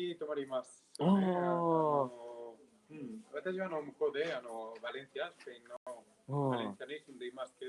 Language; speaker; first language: Japanese; non-native, learner; Spanish